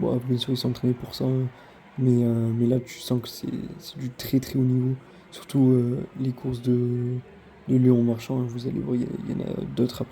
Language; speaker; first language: French; native; French